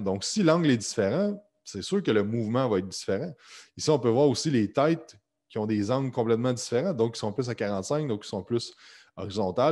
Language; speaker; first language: French; native; French